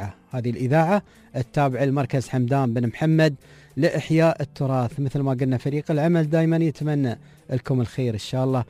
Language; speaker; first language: Arabic; native; Arabic